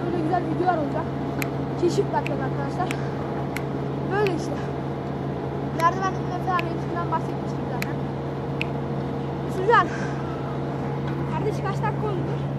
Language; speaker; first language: Turkish; native; Turkish